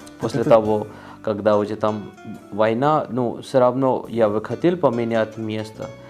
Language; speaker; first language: Russian; non-native, learner; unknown